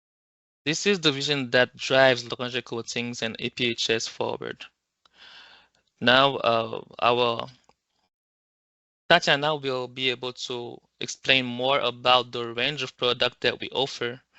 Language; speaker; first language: English; non-native, local second language; French